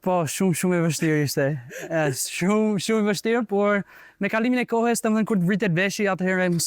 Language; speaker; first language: Albanian; non-native, fluent; English